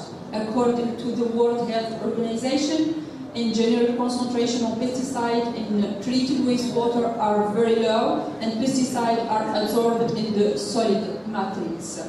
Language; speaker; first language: English; non-native, local second language; Arabic